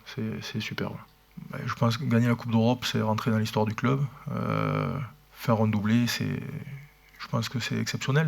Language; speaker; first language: French; native; French